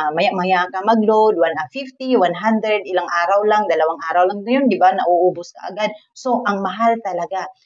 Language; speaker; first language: Filipino; native; Filipino